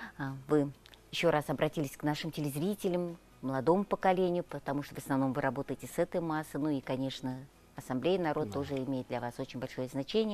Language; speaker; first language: Russian; native; Russian